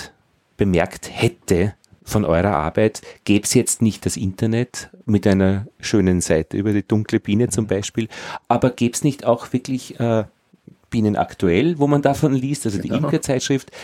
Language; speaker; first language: German; native; German